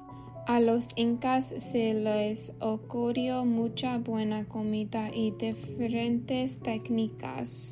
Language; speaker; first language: Spanish; non-native, learner; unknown